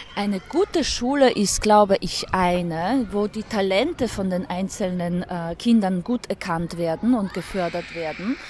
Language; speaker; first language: German; early bilingual, other home language; Polish